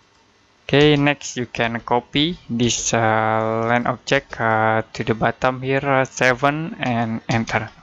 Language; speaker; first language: English; non-native, learner; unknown